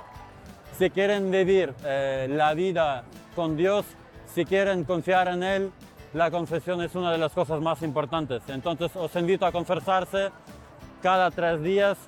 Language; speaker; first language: Spanish; non-native, fluent; Ukrainian